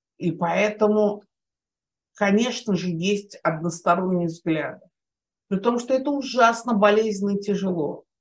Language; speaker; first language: Russian; native; Russian